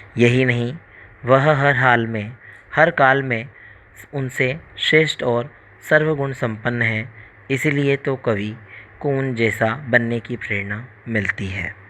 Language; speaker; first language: Hindi; native; Hindi